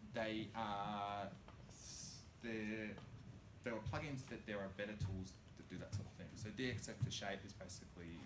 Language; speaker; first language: English; native; English